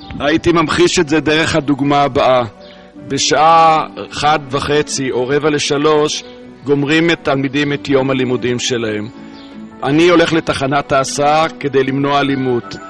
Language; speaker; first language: Hebrew; native; Hebrew